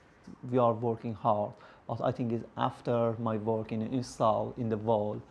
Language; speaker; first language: English; non-native, learner; Persian